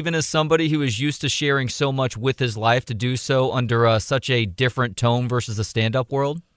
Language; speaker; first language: English; native; English